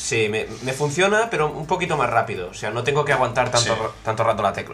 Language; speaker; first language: Spanish; native; Spanish